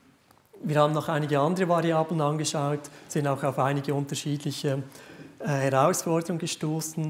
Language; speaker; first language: German; native; German